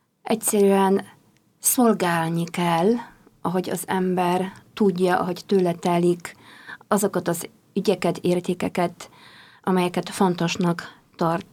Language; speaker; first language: Hungarian; non-native, fluent; Polish